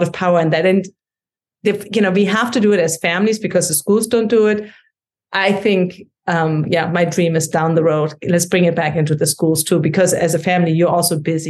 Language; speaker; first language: English; non-native, fluent; German